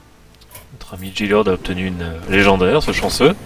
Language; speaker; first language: French; native; French